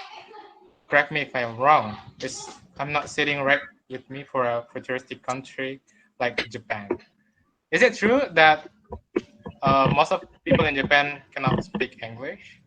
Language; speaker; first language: English; non-native, fluent; Indonesian